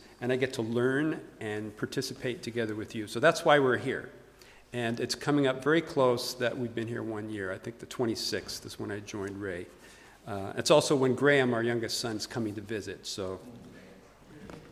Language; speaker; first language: English; native; English